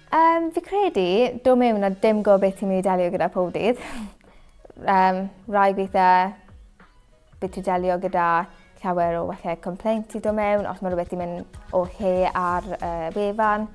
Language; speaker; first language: Welsh; native; Welsh